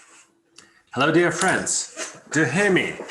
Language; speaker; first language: English; non-native, fluent; Russian